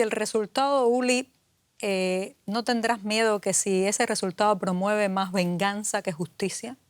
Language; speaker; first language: Spanish; native; Spanish